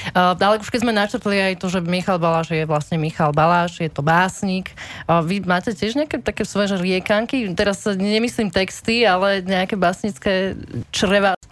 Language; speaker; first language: Slovak; native; Slovak